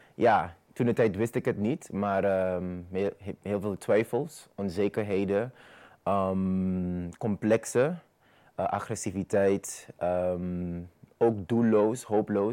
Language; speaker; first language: Dutch; non-native, fluent; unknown